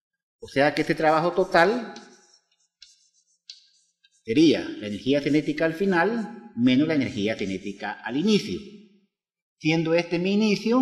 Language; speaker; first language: Spanish; native; Spanish